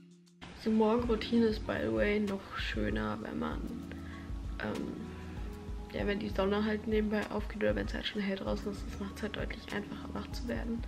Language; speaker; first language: German; native; German